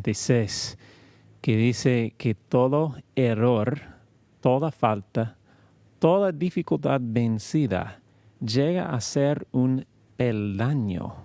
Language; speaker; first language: Spanish; non-native, learner; English